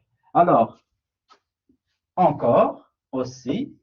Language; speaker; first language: French; non-native, local second language; Arabic